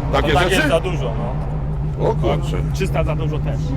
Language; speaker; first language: Polish; non-native, fluent; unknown